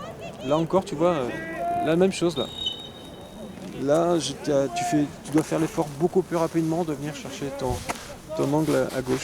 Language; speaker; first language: French; native; French